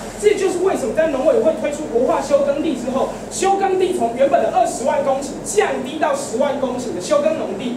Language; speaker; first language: Chinese; native; Chinese